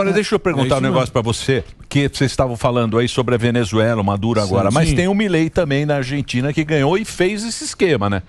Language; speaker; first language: Portuguese; native; Portuguese